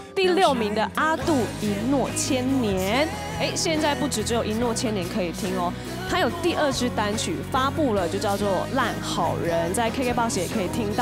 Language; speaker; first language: Chinese; native; Chinese